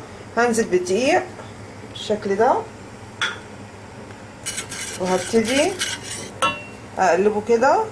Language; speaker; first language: Arabic; native; Arabic